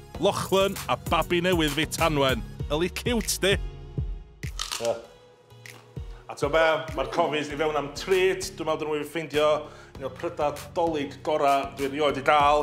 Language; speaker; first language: Welsh; native; Welsh